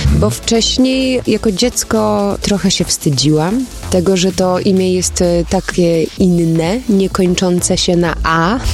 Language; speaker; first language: Polish; early bilingual, heritage; Polish